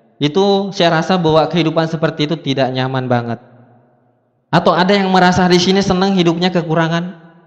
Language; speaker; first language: Indonesian; non-native, local second language; Buginese